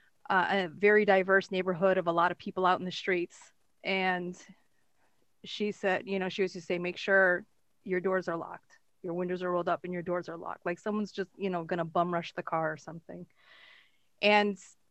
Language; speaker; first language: English; native; English